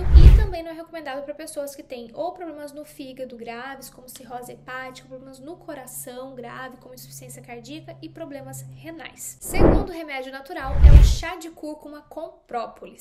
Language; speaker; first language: Portuguese; native; Portuguese